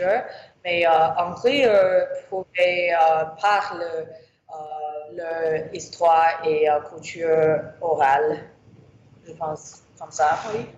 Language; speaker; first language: French; non-native, learner; English